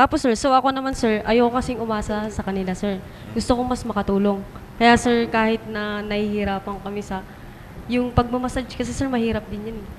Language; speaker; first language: Filipino; non-native, local second language; Iloko